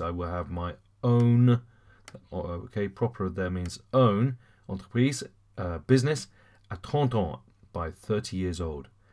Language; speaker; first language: English; native; English